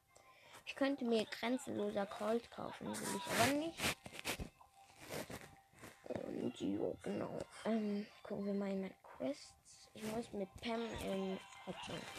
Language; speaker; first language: German; native; German